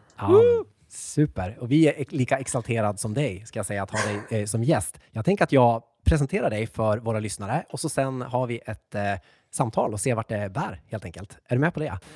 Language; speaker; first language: Swedish; native; Swedish